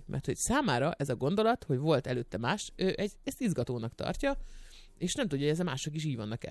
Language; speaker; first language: Hungarian; native; Hungarian